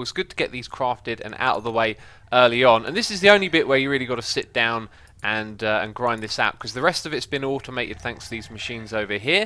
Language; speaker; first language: English; native; English